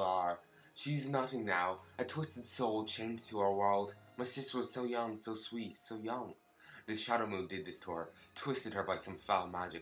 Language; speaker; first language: English; native; English